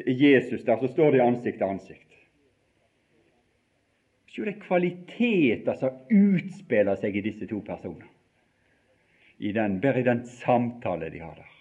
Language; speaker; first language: Norwegian; native; Norwegian